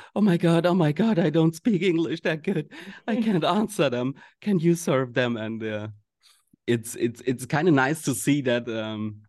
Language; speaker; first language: English; non-native, fluent; German